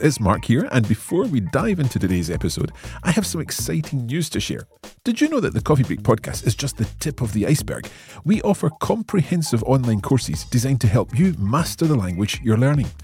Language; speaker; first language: English; native; English